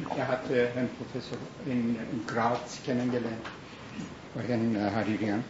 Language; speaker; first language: German; non-native, fluent; Persian